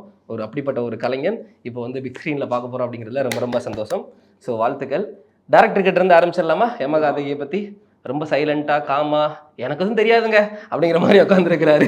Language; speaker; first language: Tamil; native; Tamil